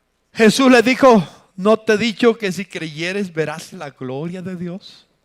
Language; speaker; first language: Spanish; native; Spanish